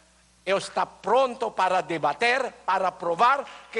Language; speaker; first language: Portuguese; non-native, learner; Filipino